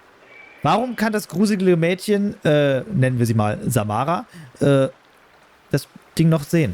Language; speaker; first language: German; native; German